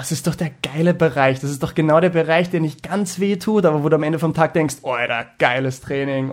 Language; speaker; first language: German; native; German